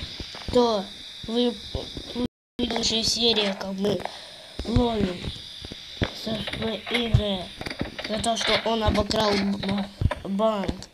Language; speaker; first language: Russian; native; Russian